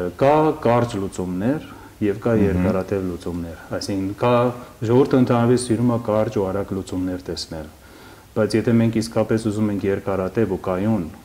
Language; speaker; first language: Armenian; early bilingual, heritage; Armenian